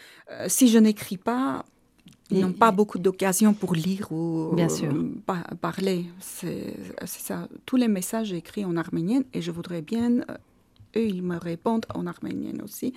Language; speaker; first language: French; non-native, learner; Armenian